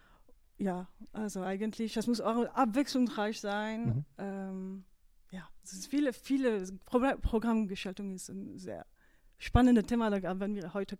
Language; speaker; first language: German; non-native, fluent; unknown